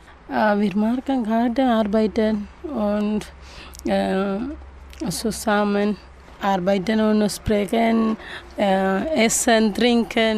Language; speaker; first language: German; non-native, learner; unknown